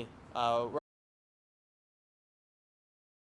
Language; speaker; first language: Spanish; non-native, learner; English